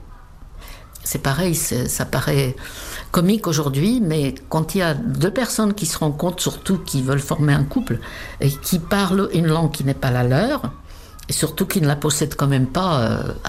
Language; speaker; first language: French; non-native, fluent; Czech